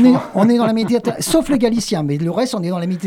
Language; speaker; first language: French; native; French